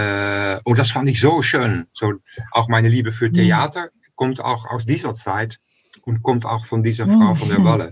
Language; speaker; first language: German; non-native, fluent; Dutch